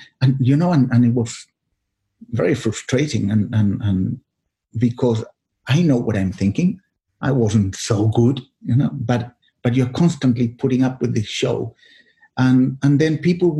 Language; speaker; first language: English; non-native, fluent; Spanish